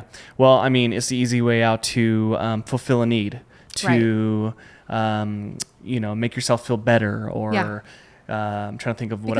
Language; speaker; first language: English; native; English